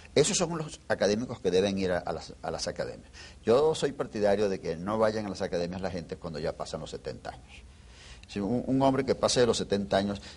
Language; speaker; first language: Spanish; native; Spanish